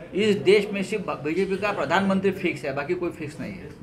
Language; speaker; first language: Hindi; non-native, local second language; Marathi